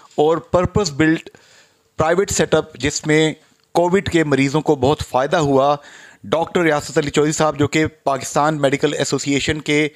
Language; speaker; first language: Urdu; non-native, local second language; Pahari-Potwari